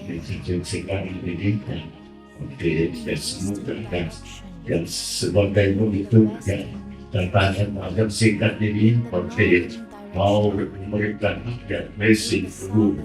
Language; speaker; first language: Indonesian; non-native, learner; Thai